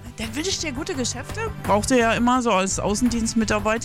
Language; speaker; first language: German; native; German